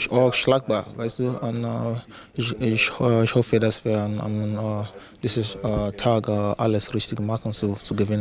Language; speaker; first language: German; non-native, fluent; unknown